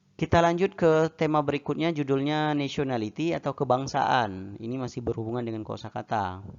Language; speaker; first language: Indonesian; non-native, local second language; Achinese